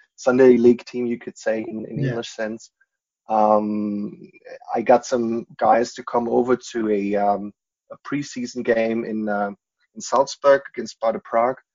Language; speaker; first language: English; non-native, fluent; German